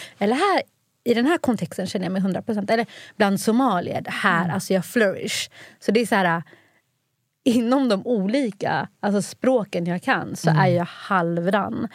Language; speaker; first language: Swedish; early bilingual, other home language; Somali